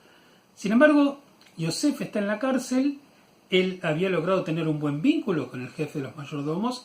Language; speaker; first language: Spanish; native; Spanish